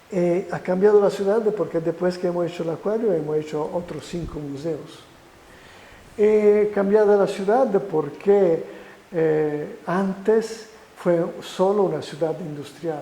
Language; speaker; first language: Spanish; non-native, fluent; Italian